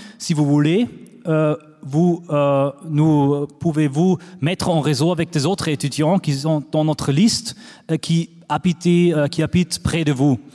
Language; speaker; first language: French; non-native, fluent; German